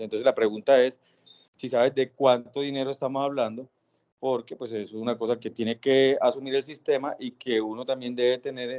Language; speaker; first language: Spanish; native; Spanish